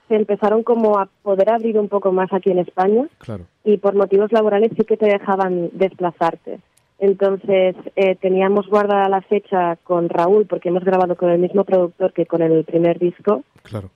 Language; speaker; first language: Spanish; native; Spanish